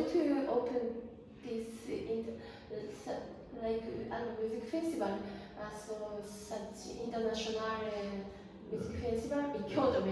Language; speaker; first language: English; non-native, learner; Japanese